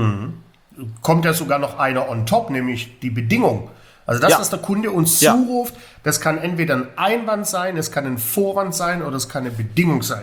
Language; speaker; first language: German; native; German